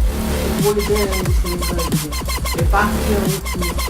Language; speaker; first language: Bulgarian; native; Bulgarian